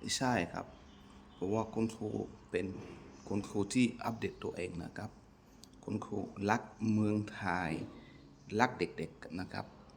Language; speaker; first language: Thai; non-native, fluent; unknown